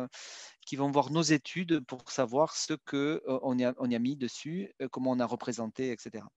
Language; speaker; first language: French; native; French